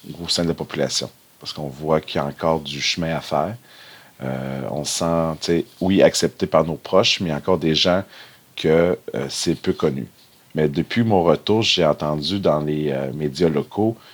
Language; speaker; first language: French; native; French